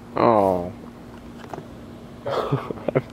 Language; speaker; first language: English; native; English